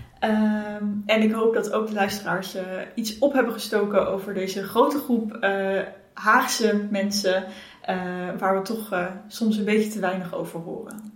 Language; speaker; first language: Dutch; native; Dutch